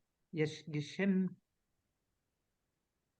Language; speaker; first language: Hebrew; non-native, learner; French